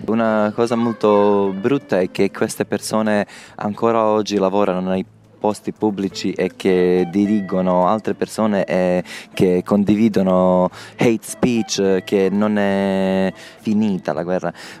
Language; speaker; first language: Italian; non-native, fluent; Bosnian